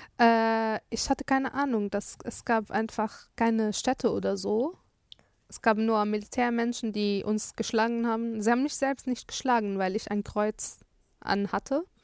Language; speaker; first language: German; non-native, fluent; Arabic